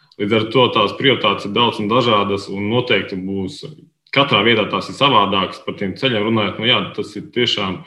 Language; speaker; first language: Latvian; native; Latvian